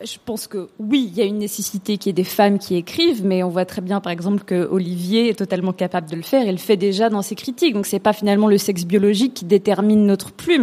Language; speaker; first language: French; native; French